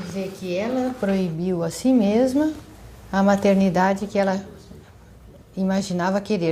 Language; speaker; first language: Portuguese; native; Portuguese